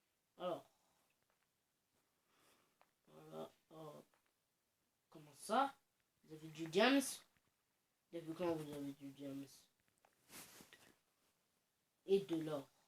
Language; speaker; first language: French; native; French